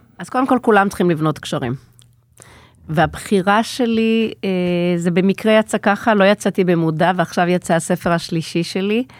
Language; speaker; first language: Hebrew; native; Hebrew